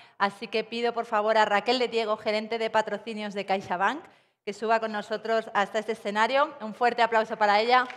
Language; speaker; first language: Spanish; native; Spanish